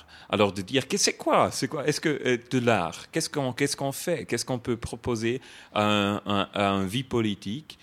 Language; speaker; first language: French; non-native, fluent; German